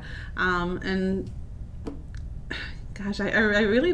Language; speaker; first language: English; native; English